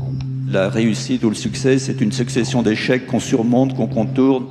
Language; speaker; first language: French; non-native, learner; Italian